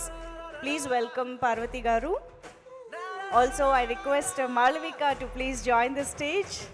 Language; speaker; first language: Telugu; native; Telugu